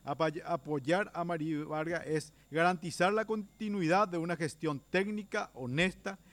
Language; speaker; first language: Spanish; native; Spanish